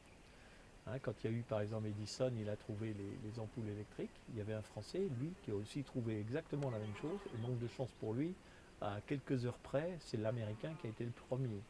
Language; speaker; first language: French; native; French